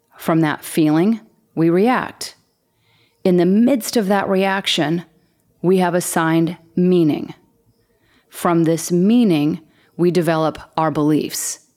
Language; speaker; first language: English; native; English